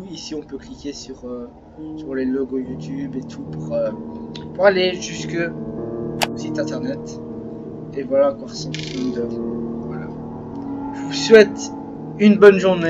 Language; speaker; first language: French; native; French